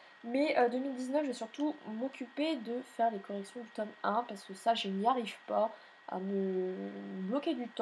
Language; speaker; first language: French; native; French